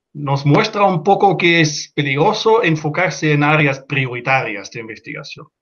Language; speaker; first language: Spanish; non-native, fluent; German